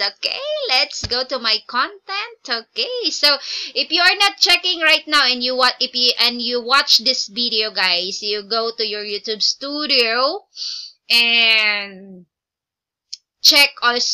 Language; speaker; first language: English; non-native, local second language; Filipino